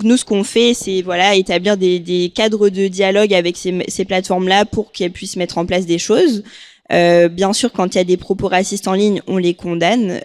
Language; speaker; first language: French; native; French